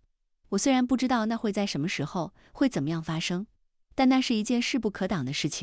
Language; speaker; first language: Chinese; native; Chinese